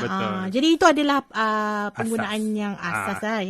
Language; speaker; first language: Malay; native; Malay